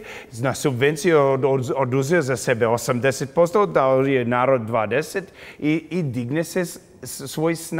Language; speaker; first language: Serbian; early bilingual, heritage; English